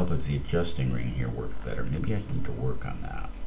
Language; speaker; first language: English; native; English